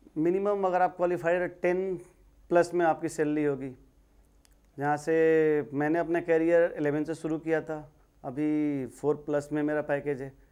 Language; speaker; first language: Hindi; native; Hindi